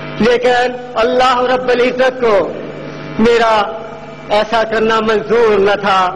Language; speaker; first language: Urdu; native; Urdu